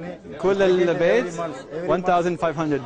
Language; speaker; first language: Arabic; non-native, learner; English